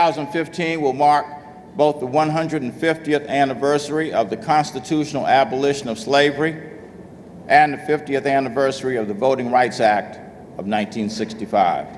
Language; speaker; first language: English; native; English